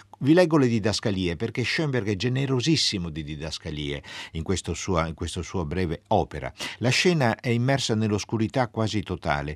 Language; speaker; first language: Italian; native; Italian